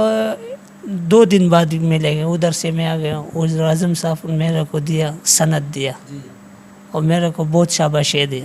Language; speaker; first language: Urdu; non-native, local second language; Pashto